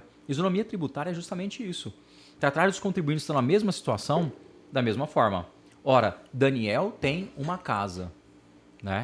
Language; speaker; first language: Portuguese; native; Portuguese